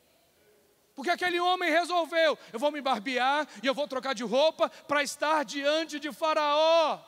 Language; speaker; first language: Portuguese; native; Portuguese